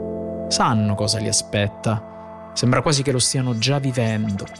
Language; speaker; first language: Italian; native; Italian